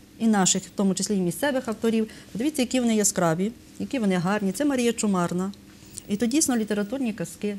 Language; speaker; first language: Ukrainian; native; Ukrainian